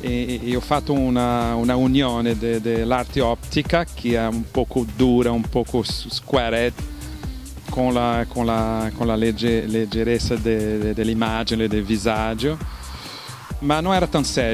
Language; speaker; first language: Italian; non-native, fluent; Portuguese